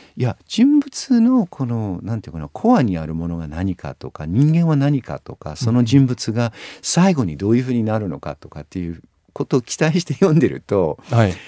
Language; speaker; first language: Japanese; non-native, fluent; English